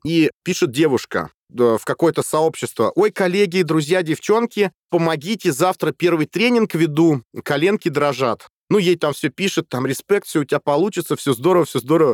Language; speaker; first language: Russian; native; Russian